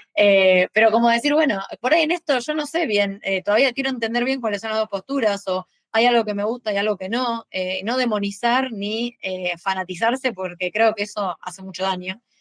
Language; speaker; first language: Spanish; native; Spanish